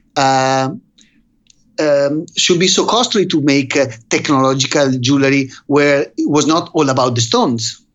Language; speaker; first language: English; non-native, fluent; Italian